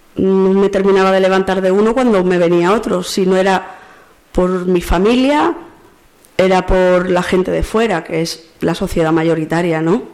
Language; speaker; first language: Spanish; native; Spanish